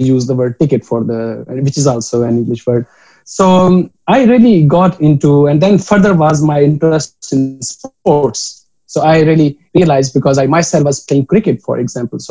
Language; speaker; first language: English; non-native, local second language; Urdu